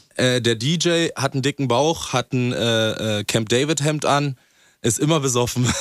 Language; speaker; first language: German; native; German